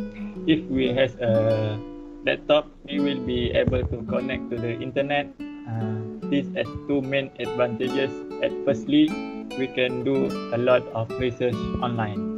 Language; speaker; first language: English; non-native, learner; Malay